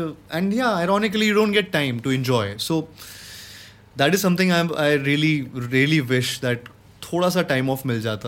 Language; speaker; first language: English; non-native, local second language; Hindi